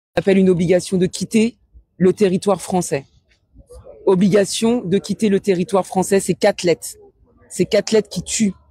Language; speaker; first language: French; early bilingual, other home language; Wolof